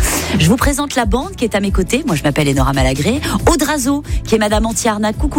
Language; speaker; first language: French; native; French